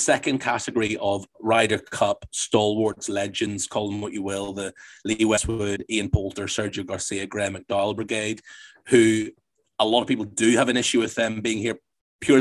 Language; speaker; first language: English; native; English